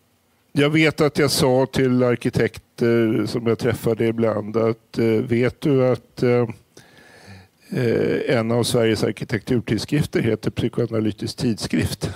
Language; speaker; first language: Swedish; native; Swedish